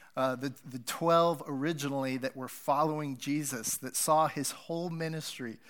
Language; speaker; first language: English; native; English